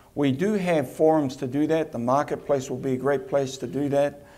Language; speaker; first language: English; native; English